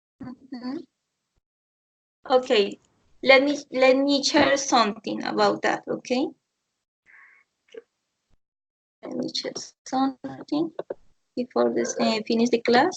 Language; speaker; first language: English; non-native, learner; Spanish